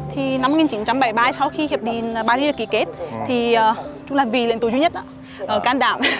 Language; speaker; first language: Vietnamese; native; Vietnamese